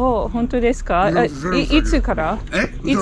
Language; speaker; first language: Japanese; non-native, fluent; English